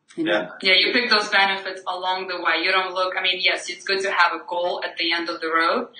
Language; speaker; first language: English; non-native, fluent; Ukrainian